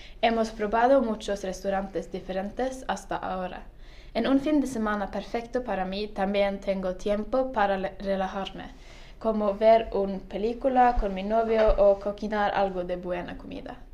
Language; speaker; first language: Spanish; non-native, learner; Norwegian